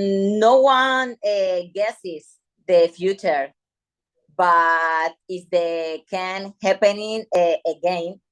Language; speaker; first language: English; non-native, learner; Spanish